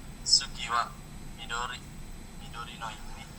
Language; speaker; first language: Japanese; non-native, learner; Indonesian